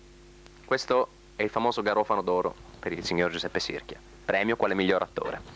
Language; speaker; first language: Italian; native; Italian